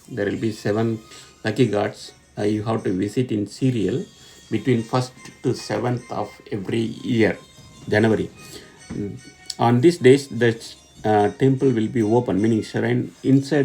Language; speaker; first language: English; non-native, local second language; Tamil